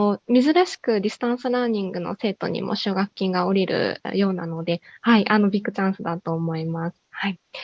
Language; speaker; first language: Japanese; native; Japanese